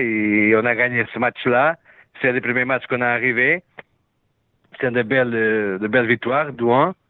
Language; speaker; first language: French; non-native, learner; Portuguese